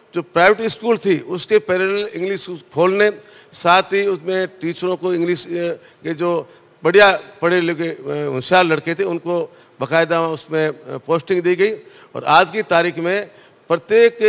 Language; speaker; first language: Hindi; native; Hindi